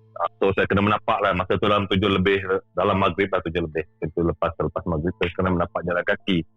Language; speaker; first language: Malay; native; Malay